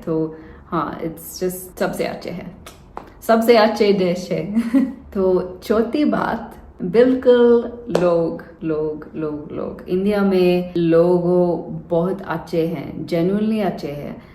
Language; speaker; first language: Hindi; non-native, learner; English